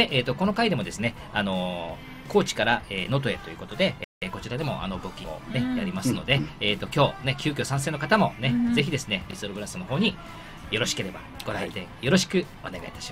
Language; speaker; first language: Japanese; native; Japanese